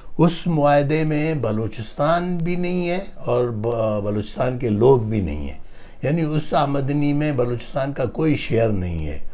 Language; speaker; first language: Urdu; non-native, local second language; Baluchi